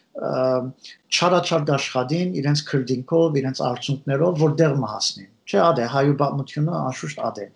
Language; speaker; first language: Armenian; early bilingual, heritage; Armenian